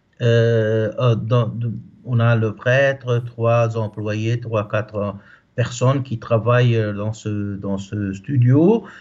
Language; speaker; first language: French; non-native, local second language; Arabic